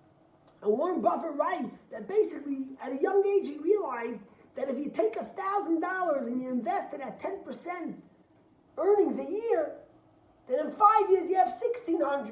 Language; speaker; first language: English; native; English